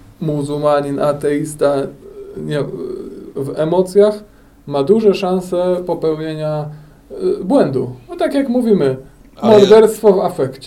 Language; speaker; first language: Polish; native; Polish